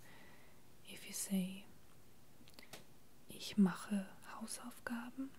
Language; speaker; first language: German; non-native, fluent; English